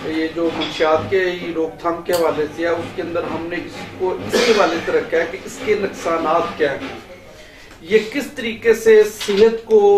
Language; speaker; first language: Urdu; non-native, local second language; Pahari-Potwari